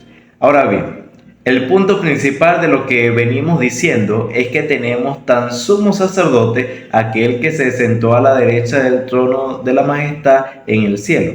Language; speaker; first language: Spanish; native; Spanish